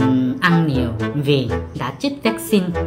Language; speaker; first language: Vietnamese; non-native, learner; Korean